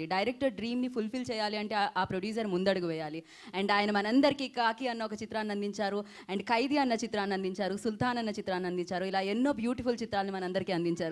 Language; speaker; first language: Telugu; native; Telugu